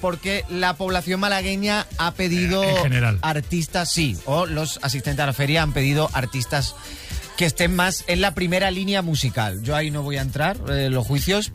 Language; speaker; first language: Spanish; native; Spanish